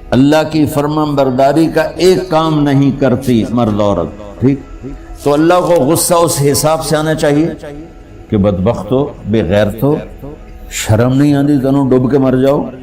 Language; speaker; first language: Urdu; non-native, local second language; Punjabi